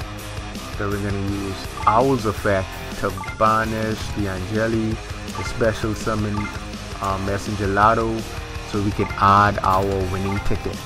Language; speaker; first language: English; native; English